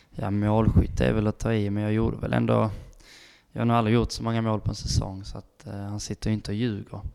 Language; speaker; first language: Swedish; native; Swedish